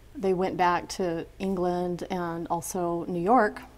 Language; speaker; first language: English; native; English